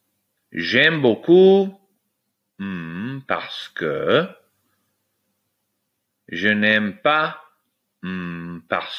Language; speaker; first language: French; non-native, fluent; English